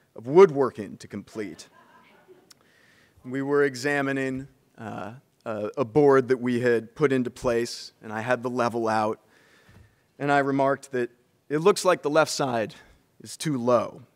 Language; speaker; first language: English; native; English